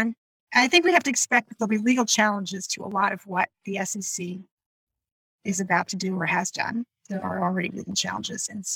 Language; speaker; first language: English; native; English